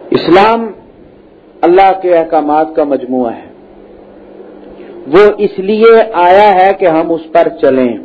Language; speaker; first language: Urdu; non-native, local second language; Punjabi